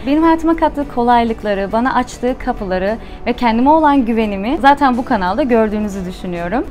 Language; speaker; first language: Turkish; native; Turkish